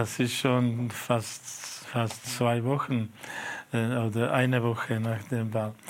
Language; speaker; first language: German; non-native, fluent; Czech